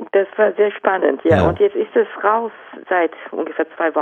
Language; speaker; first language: German; non-native, fluent; Japanese